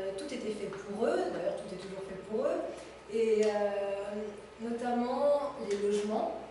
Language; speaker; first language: French; native; French